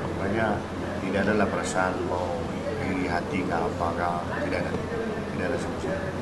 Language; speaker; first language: Malay; native; Malay